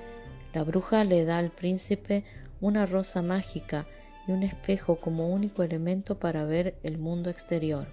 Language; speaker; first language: Spanish; native; Spanish